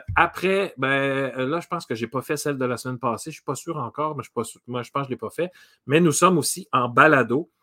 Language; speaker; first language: French; native; French